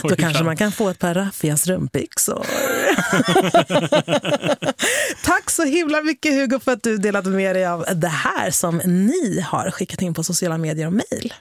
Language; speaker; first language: Swedish; native; Swedish